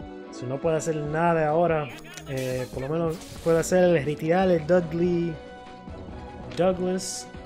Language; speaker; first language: Spanish; non-native, learner; English